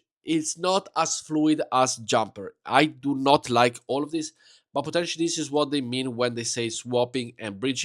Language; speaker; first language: English; non-native, fluent; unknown